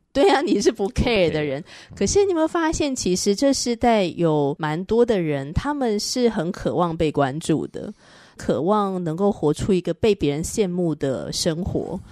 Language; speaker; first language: Chinese; native; Chinese